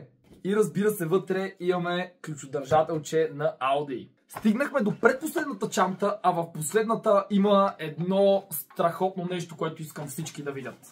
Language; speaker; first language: Bulgarian; native; Bulgarian